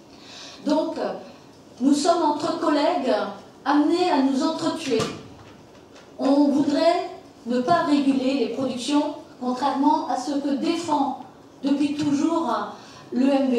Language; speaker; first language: French; native; French